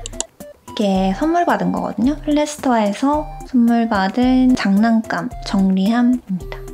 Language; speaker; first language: Korean; non-native, fluent; Japanese